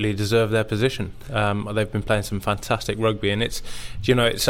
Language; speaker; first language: English; native; English